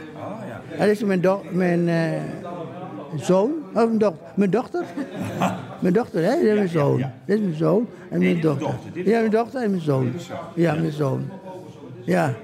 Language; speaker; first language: Dutch; non-native, learner; Indonesian